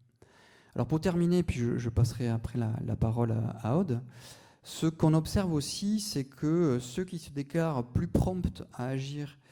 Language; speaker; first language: French; native; French